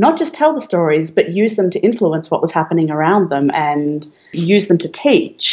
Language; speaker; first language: English; native; English